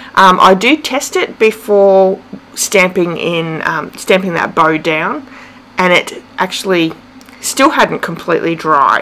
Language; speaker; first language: English; native; English